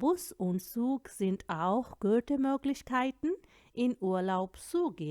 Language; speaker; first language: German; non-native, fluent; Urdu